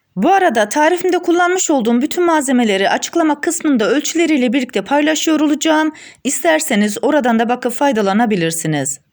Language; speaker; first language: Turkish; native; Turkish